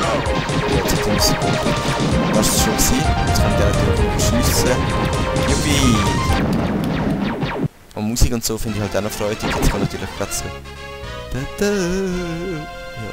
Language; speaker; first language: German; native; German